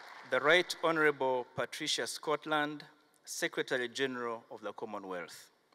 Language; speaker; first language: English; non-native, local second language; Kinyarwanda